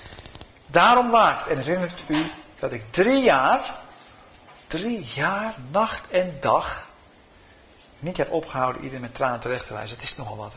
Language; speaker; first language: Dutch; native; Dutch